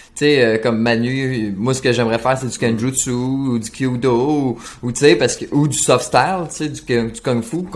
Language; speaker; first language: French; native; French